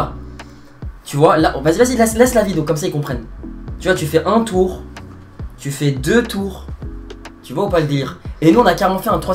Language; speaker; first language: French; native; French